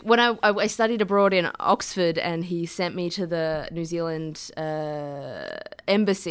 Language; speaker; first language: English; native; English